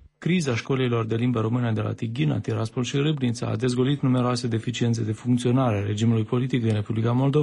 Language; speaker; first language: Romanian; native; Romanian